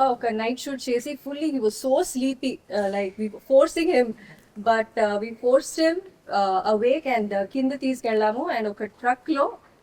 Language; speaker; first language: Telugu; non-native, local second language; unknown